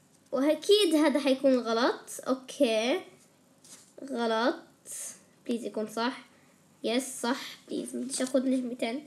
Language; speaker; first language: Arabic; native; Arabic